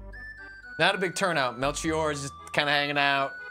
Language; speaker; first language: English; native; English